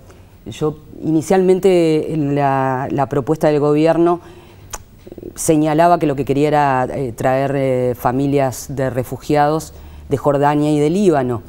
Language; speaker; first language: Spanish; native; Spanish